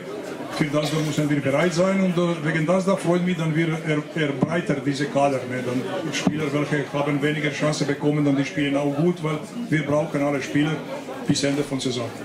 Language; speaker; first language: German; non-native, fluent; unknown